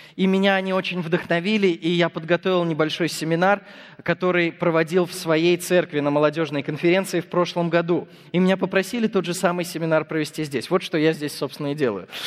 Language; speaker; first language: Russian; non-native, fluent; English